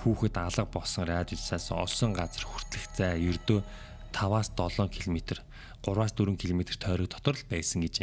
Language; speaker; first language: Mongolian; native; Mongolian